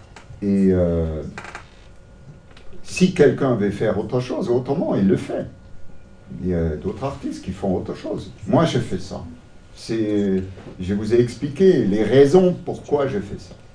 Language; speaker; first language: French; non-native, local second language; German